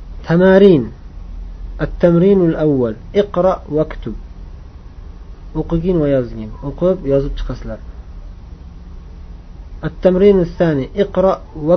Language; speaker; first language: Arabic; non-native, fluent; Uzbek